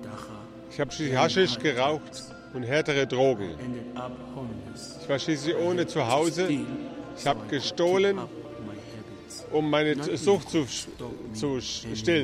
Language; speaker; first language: German; early bilingual, heritage; German